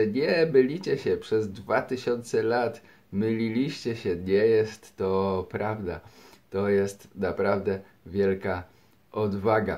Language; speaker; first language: Polish; native; Polish